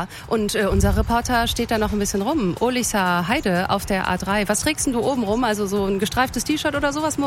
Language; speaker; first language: German; native; German